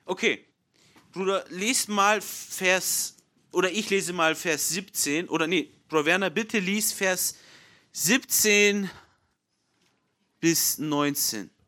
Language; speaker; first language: German; non-native, fluent; English